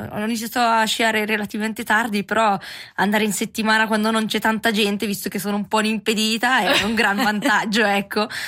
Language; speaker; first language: Italian; native; Italian